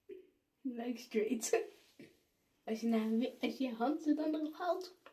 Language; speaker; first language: Dutch; early bilingual, other home language; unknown